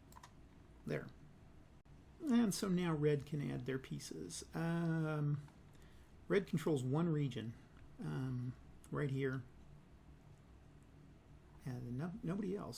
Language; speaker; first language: English; native; English